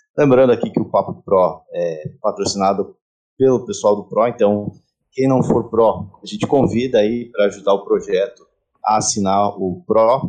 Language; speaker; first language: Portuguese; native; Portuguese